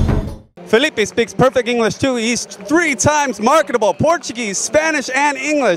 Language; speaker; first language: English; native; English